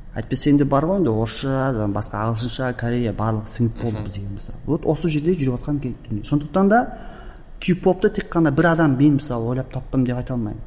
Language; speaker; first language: Kazakh; early bilingual, heritage; Kazakh